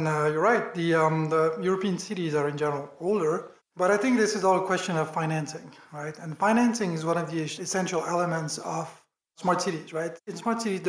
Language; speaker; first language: English; non-native, fluent; French